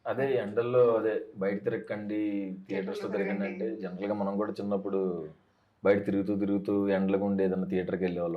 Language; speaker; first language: Telugu; native; Telugu